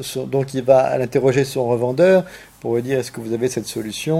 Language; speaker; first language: French; native; French